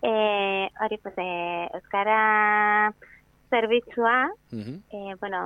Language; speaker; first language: Basque; non-native, learner; Spanish